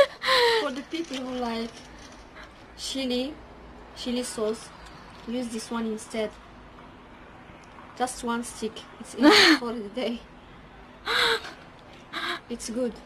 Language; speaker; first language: English; non-native, learner; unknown